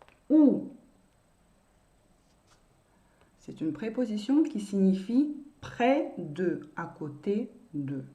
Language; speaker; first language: French; non-native, fluent; Russian